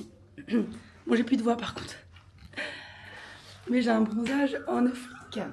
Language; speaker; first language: French; native; French